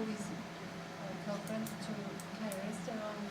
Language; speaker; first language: English; non-native, learner; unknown